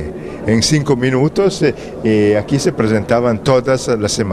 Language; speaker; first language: Spanish; non-native, fluent; Italian